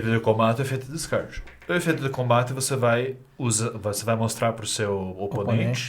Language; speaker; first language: Portuguese; native; Portuguese